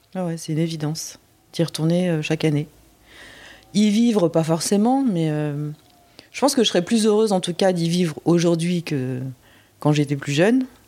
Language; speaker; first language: French; native; French